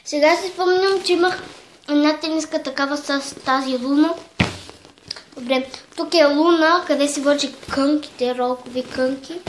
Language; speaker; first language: Bulgarian; early bilingual, heritage; Bulgarian